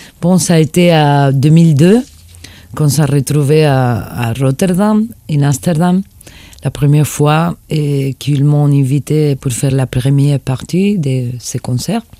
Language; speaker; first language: French; non-native, fluent; Spanish